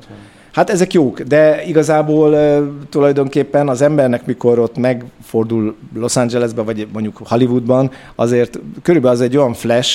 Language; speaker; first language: Hungarian; native; Hungarian